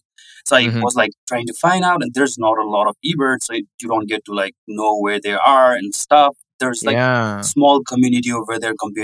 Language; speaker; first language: English; non-native, local second language; Nepali